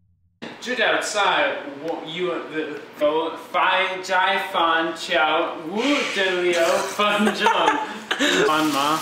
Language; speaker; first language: Chinese; non-native, learner; English